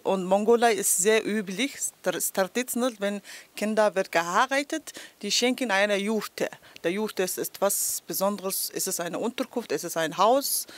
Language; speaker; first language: German; non-native, learner; Mongolian